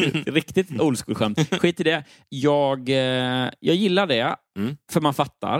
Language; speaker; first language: Swedish; native; Swedish